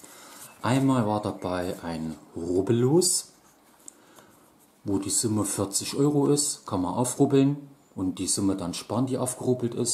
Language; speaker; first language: German; native; German